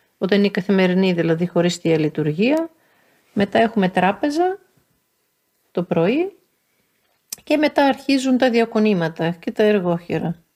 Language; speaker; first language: Greek; native; Greek